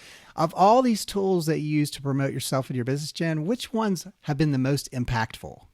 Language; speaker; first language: English; native; English